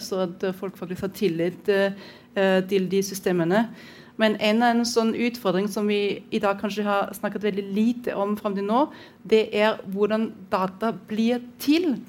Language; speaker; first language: Norwegian; non-native, fluent; German